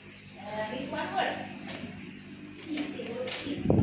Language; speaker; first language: English; non-native, fluent; Indonesian